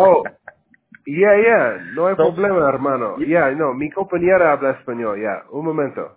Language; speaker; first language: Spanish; non-native, learner; English